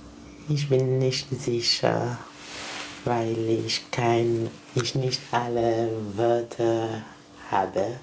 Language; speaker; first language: German; non-native, learner; French